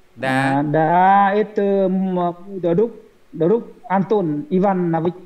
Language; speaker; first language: Russian; non-native, learner; Vietnamese